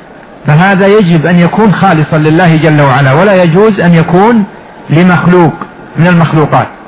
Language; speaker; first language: Arabic; native; Arabic